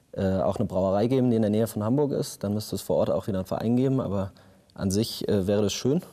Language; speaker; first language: German; native; German